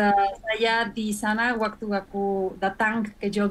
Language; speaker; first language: Indonesian; non-native, fluent; Spanish